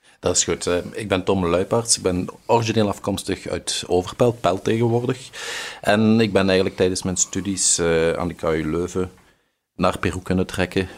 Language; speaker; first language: Dutch; native; Dutch